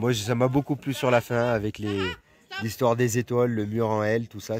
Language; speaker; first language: French; native; French